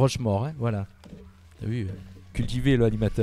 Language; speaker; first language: French; native; French